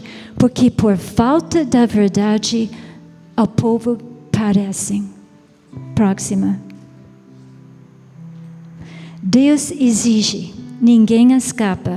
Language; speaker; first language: Portuguese; non-native, fluent; English